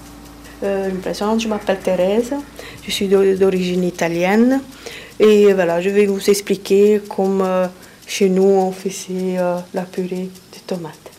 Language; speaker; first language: French; non-native, fluent; Italian